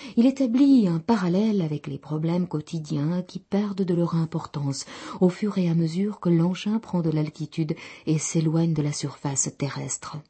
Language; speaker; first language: French; non-native, fluent; Czech